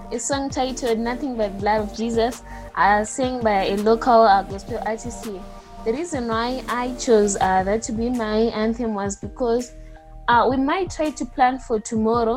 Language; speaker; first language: English; non-native, local second language; Shona